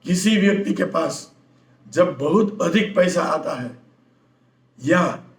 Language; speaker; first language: Hindi; non-native, local second language; Gujarati